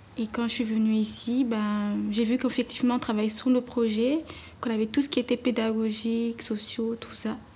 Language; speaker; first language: French; native; French